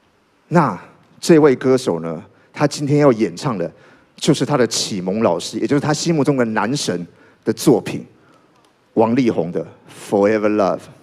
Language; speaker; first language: Chinese; native; Chinese